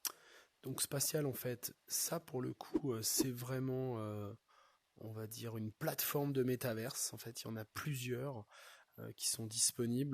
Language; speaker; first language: French; native; French